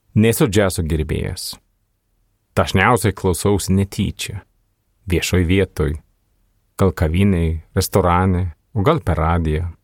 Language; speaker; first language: Lithuanian; non-native, fluent; Swedish